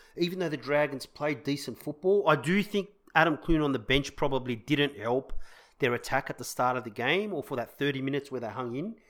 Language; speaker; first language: English; native; English